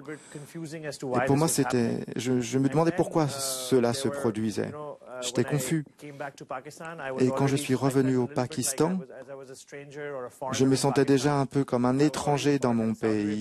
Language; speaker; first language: French; non-native, fluent; Urdu